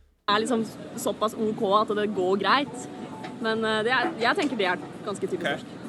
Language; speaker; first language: Norwegian; native; Norwegian